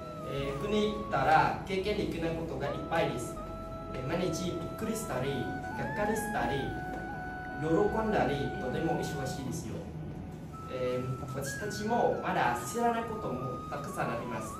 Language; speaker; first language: Japanese; non-native, learner; Nepali